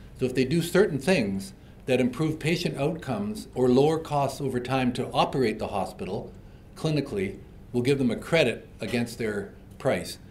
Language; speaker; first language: English; native; English